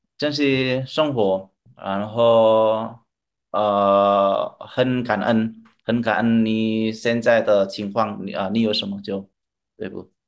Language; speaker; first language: Chinese; non-native, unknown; Indonesian